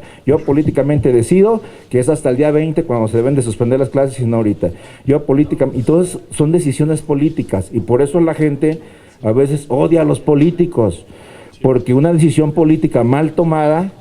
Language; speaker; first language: Spanish; native; Spanish